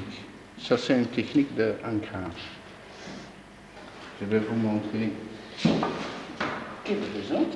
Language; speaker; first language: French; non-native, fluent; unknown